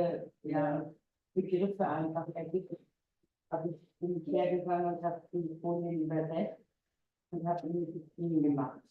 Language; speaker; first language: German; native; German